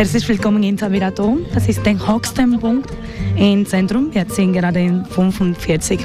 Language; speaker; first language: German; non-native, fluent; Spanish